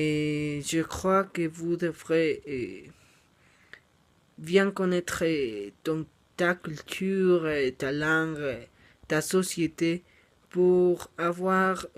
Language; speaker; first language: French; non-native, learner; Spanish